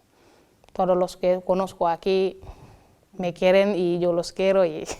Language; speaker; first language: Spanish; non-native, fluent; Wolof